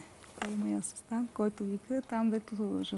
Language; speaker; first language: Bulgarian; non-native, local second language; Turkish